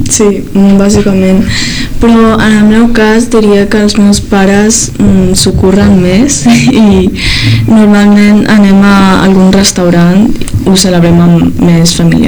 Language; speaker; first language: Catalan; early bilingual, other home language; Chinese